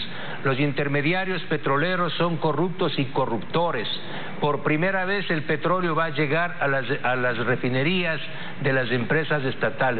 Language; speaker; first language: Spanish; native; Spanish